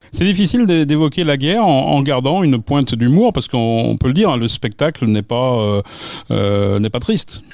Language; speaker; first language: French; native; French